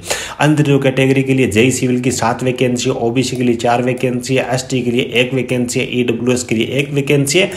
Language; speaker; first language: Hindi; native; Hindi